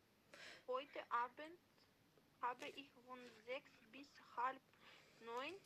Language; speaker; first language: German; non-native, learner; Macedonian